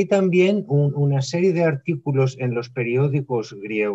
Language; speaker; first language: Spanish; non-native, fluent; Greek